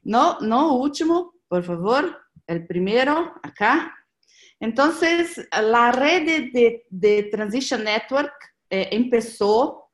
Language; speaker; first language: Spanish; non-native, learner; Portuguese